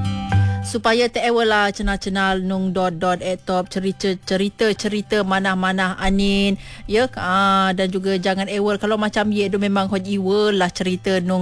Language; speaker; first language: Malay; non-native, local second language; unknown